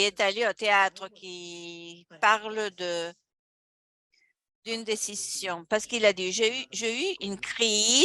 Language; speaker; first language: French; non-native, fluent; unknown